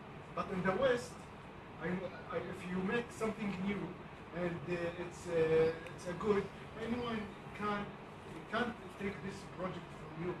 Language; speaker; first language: English; non-native, learner; Arabic